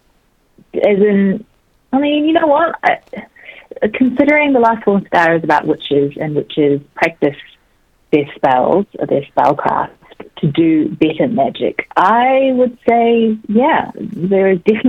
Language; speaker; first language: English; native; English